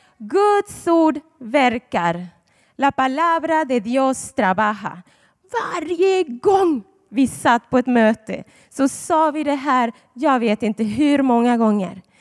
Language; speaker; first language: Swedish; non-native, fluent; Spanish